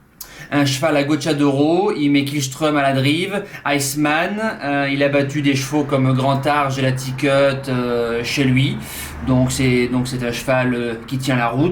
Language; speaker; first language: French; native; French